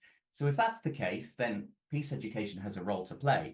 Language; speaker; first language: English; native; English